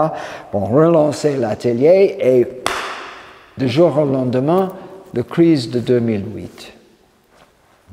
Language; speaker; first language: French; non-native, fluent; English